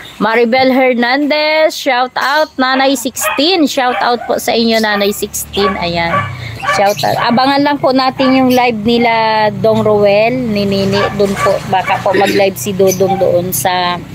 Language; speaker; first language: Filipino; non-native, local second language; Bikol